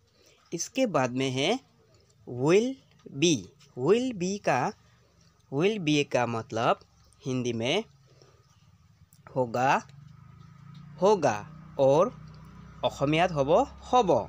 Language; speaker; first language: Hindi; non-native, local second language; Assamese